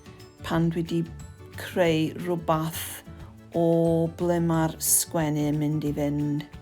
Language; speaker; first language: Welsh; non-native, learner; English